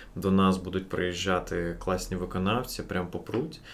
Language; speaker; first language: Ukrainian; non-native, local second language; Russian